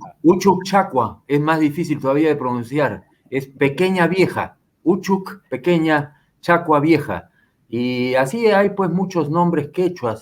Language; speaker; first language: Spanish; native; Spanish